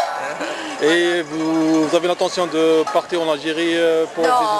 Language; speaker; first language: French; non-native, local second language; Arabic